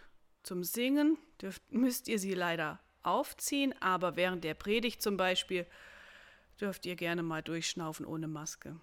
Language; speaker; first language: German; native; German